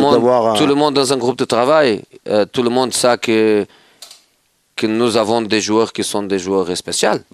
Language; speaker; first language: French; non-native, fluent; Portuguese